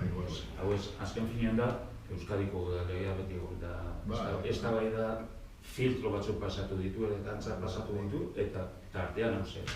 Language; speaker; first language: Basque; native; Basque